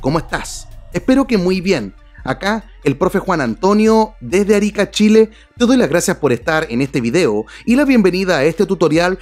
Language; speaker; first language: Spanish; native; Spanish